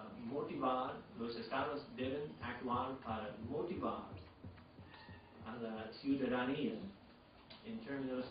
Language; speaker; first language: Spanish; non-native, fluent; English